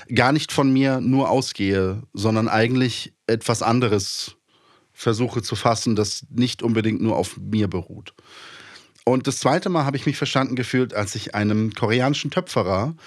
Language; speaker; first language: German; early bilingual, other home language; Polish